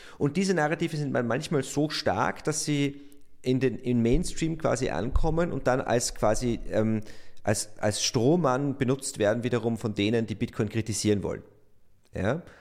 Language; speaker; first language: German; native; German